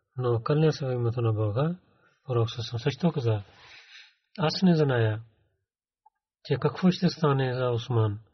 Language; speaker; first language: Bulgarian; non-native, learner; Urdu